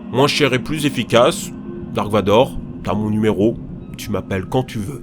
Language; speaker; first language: French; native; French